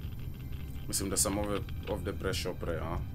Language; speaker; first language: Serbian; early bilingual, heritage; English